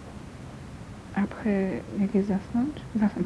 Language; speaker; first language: French; non-native, learner; Polish